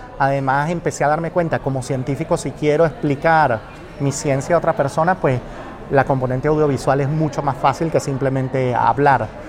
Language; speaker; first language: Spanish; native; Spanish